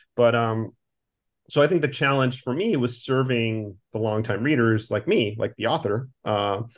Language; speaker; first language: English; native; English